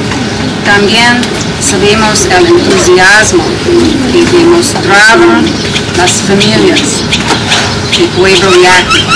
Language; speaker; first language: Spanish; non-native, fluent; English